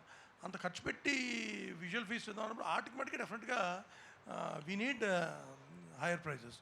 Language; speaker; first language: Telugu; native; Telugu